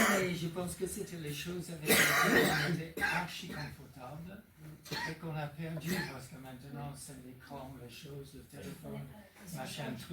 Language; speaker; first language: French; non-native, fluent; English